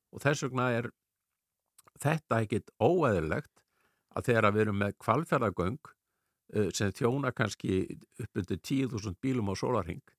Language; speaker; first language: Icelandic; native; Icelandic